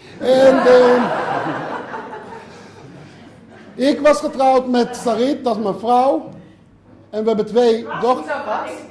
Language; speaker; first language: Dutch; non-native, learner; Hebrew